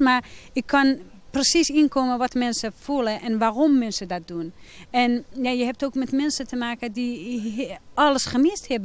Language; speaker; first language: Dutch; non-native, fluent; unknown